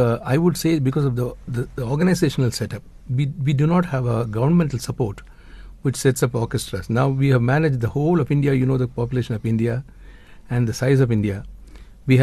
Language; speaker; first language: English; non-native, local second language; Tamil